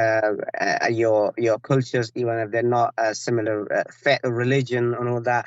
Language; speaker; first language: English; non-native, fluent; Persian